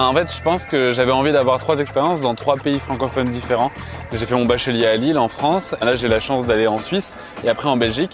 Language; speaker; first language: French; native; French